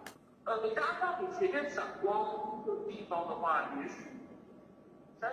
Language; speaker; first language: Chinese; native; Chinese